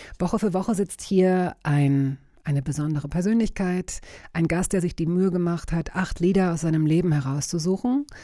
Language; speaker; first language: German; native; German